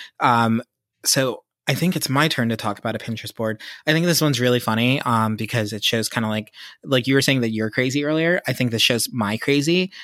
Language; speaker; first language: English; native; English